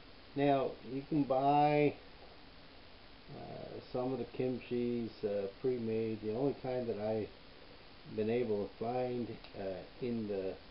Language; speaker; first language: English; native; English